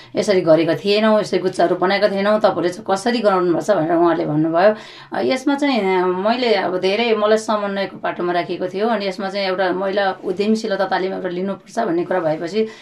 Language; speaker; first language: Nepali; native; Nepali